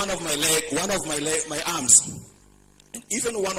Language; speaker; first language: English; non-native, local second language; Swahili